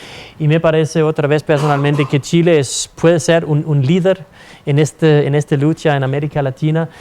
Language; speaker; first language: Spanish; non-native, fluent; Danish